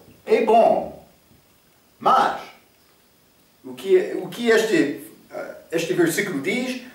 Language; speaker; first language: Portuguese; non-native, fluent; English